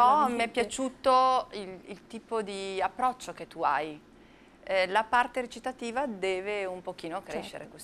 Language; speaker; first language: Italian; native; Italian